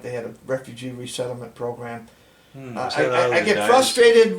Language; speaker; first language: English; native; English